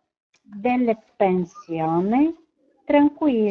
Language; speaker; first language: Italian; non-native, learner; Bulgarian